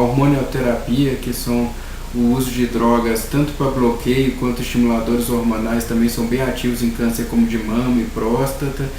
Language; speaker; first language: Portuguese; native; Portuguese